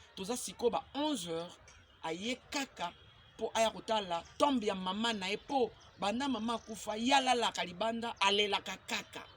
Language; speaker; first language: Lingala; native; Lingala